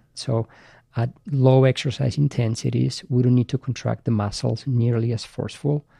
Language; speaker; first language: English; non-native, fluent; Spanish